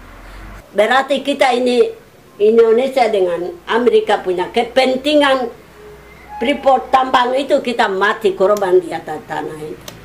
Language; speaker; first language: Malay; non-native, local second language; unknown